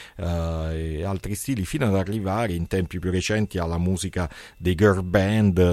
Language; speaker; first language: Italian; native; Italian